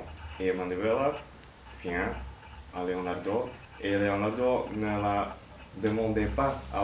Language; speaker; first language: French; non-native, learner; Dutch